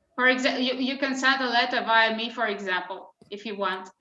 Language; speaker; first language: English; non-native, fluent; Russian